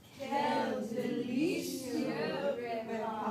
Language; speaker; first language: French; non-native, learner; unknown